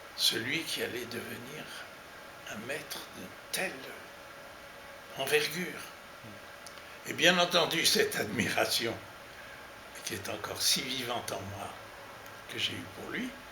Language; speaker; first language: French; native; French